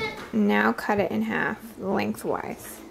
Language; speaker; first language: English; native; English